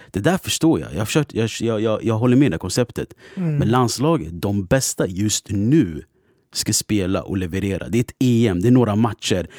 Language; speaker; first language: Swedish; native; Swedish